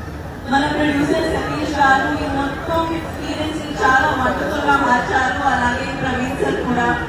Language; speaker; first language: Telugu; non-native, learner; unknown